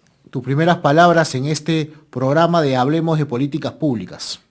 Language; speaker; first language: Spanish; native; Spanish